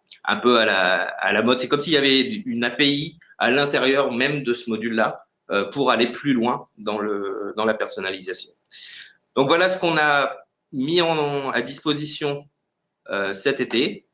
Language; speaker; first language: French; native; French